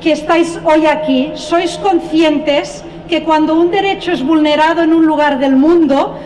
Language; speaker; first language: Spanish; non-native, local second language; Catalan